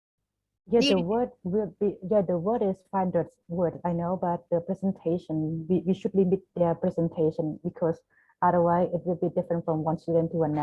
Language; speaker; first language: English; non-native, fluent; Khmer